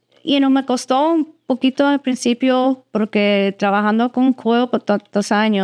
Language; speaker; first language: Spanish; early bilingual, heritage; Spanish